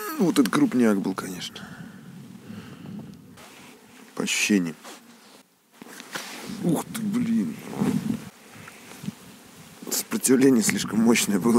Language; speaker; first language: Russian; native; Russian